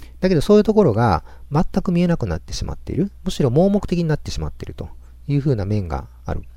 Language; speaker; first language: Japanese; native; Japanese